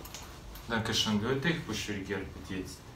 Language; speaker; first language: German; non-native, learner; Russian